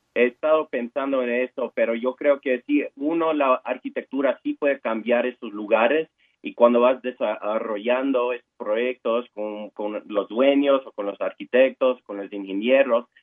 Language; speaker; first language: Spanish; early bilingual, heritage; Spanish